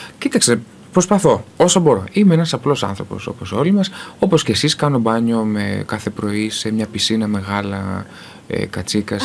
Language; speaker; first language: Greek; early bilingual, heritage; Greek